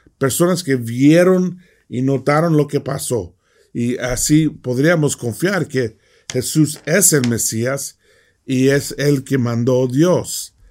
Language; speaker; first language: Spanish; early bilingual, heritage; Spanish